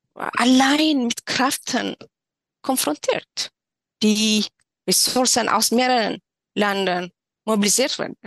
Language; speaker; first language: German; non-native, fluent; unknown